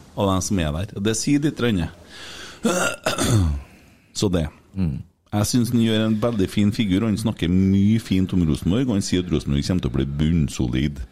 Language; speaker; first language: Norwegian; native; Norwegian